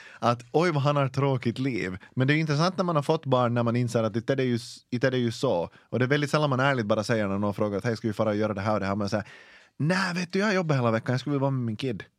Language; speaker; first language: Swedish; native; Swedish